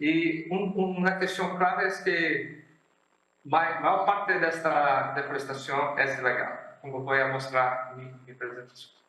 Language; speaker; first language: Spanish; non-native, fluent; Portuguese